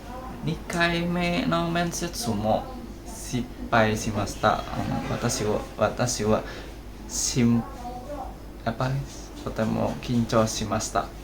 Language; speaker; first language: Japanese; non-native, learner; Indonesian